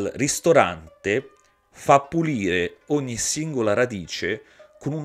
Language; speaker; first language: Italian; native; Italian